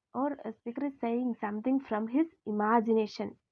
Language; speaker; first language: English; non-native, local second language; Malayalam